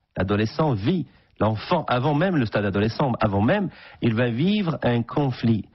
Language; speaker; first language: French; non-native, local second language; Arabic